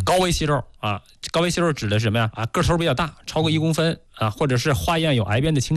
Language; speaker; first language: Chinese; native; Chinese